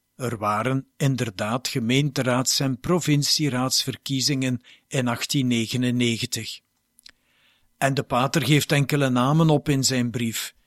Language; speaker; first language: Dutch; native; Dutch